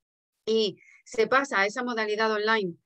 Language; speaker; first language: Spanish; native; Spanish